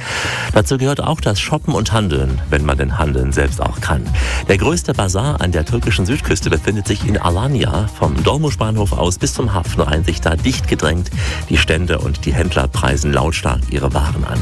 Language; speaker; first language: German; native; German